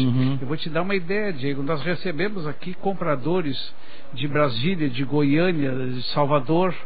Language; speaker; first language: Portuguese; native; Portuguese